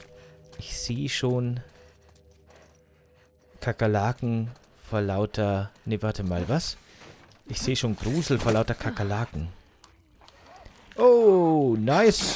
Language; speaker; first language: German; native; German